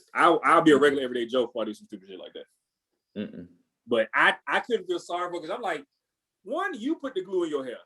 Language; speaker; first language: English; native; English